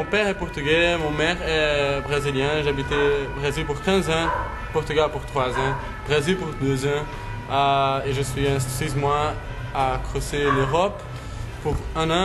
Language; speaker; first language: French; non-native, learner; Portuguese